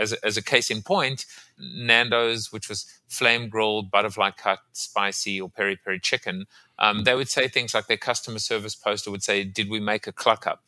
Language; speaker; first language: English; native; English